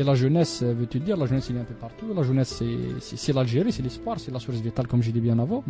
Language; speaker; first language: French; non-native, local second language; Arabic